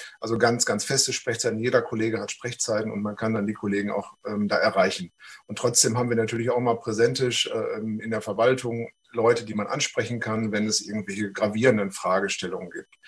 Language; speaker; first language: German; native; German